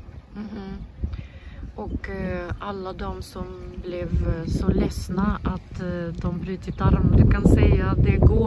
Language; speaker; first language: Swedish; non-native, fluent; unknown